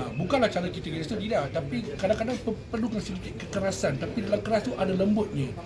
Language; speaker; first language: Malay; native; Malay